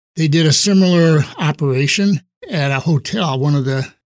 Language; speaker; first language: English; native; English